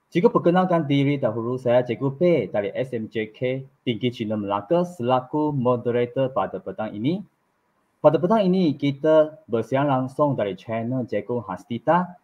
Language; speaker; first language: Malay; non-native, local second language; Chinese